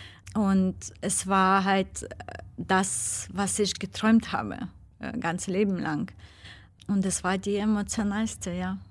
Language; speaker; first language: German; non-native, fluent; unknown